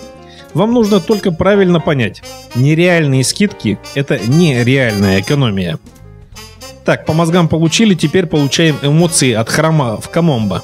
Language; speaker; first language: Russian; native; Russian